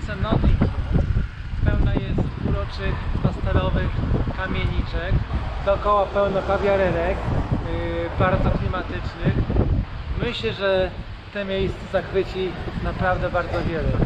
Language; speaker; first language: Polish; native; Polish